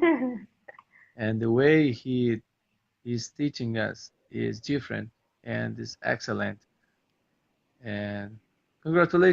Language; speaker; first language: English; non-native, fluent; Portuguese